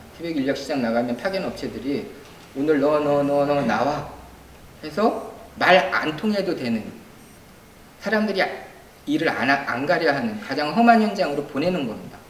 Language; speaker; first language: Korean; native; Korean